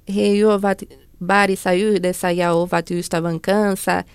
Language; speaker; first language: Finnish; non-native, learner; Portuguese